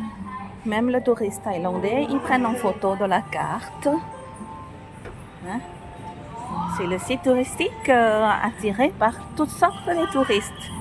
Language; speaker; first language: French; non-native, fluent; Thai